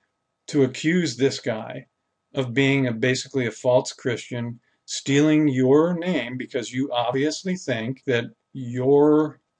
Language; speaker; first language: English; native; English